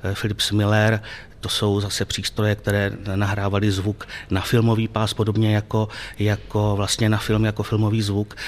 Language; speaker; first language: Czech; native; Czech